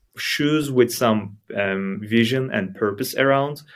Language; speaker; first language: English; non-native, fluent; Turkish